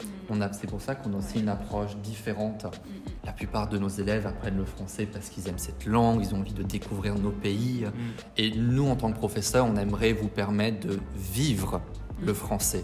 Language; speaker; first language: French; native; French